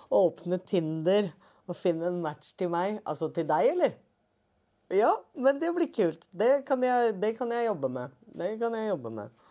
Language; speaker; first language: Norwegian; native; Norwegian